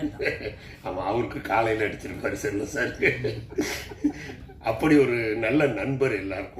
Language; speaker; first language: Tamil; native; Tamil